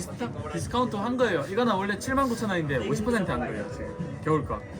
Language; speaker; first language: Korean; native; Korean